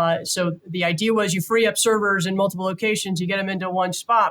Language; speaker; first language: English; native; English